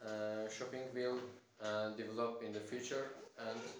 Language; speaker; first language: English; non-native, learner; Turkish